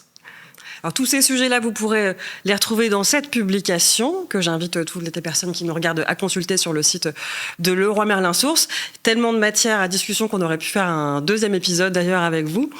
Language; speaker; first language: French; native; French